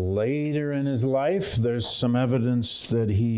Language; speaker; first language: English; native; English